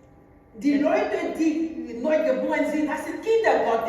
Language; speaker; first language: German; non-native, learner; French